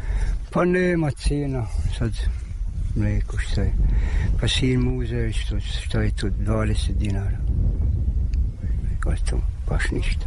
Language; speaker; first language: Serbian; non-native, local second language; Hungarian